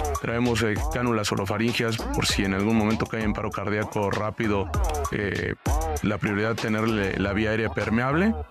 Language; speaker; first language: Spanish; native; Spanish